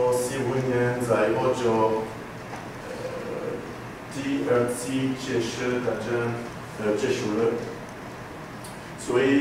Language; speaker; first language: Chinese; non-native, learner; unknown